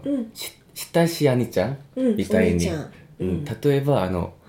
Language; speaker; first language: Japanese; non-native, fluent; Korean